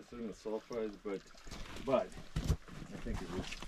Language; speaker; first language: English; native; English